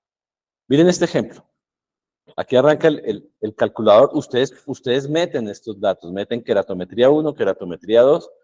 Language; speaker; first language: Spanish; native; Spanish